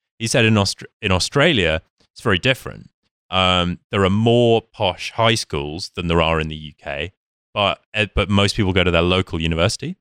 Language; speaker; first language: English; native; English